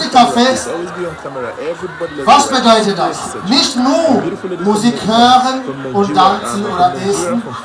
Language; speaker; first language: German; non-native, learner; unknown